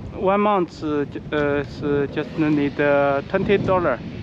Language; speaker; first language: English; non-native, learner; Chinese